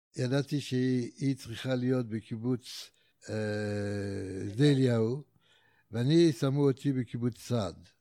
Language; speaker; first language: Hebrew; non-native, fluent; French